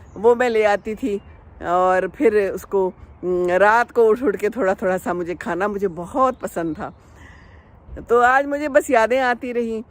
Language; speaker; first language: Urdu; native; Urdu